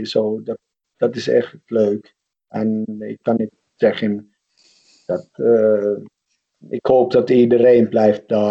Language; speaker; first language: Dutch; non-native, fluent; Finnish